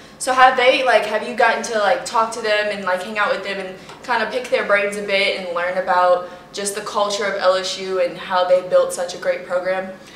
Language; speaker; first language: English; native; English